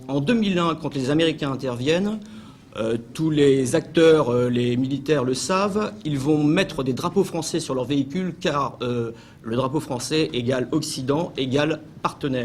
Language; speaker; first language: French; native; French